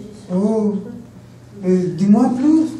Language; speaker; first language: French; non-native, learner; Spanish